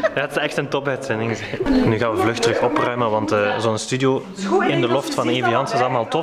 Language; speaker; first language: Dutch; native; Dutch